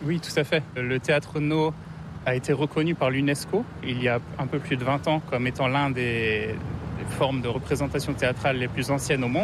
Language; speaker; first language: French; native; French